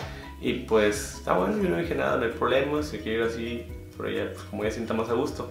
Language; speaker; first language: Spanish; native; Spanish